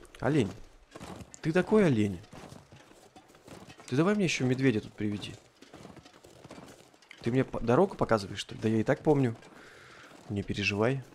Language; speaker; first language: Russian; native; Russian